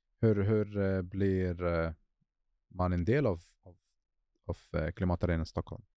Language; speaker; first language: Swedish; non-native, fluent; Arabic